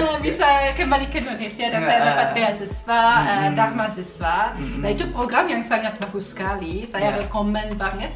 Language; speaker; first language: Indonesian; non-native, fluent; German